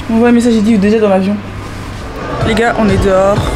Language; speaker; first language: French; native; French